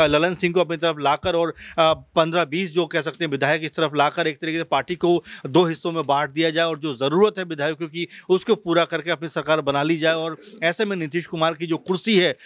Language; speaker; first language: Hindi; native; Hindi